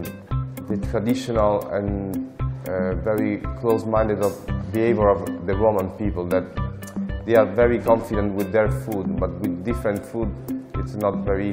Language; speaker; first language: English; non-native, fluent; Italian